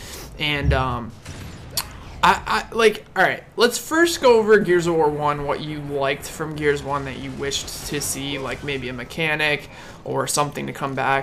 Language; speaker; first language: English; native; English